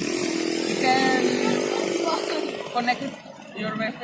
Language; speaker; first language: English; non-native, learner; Indonesian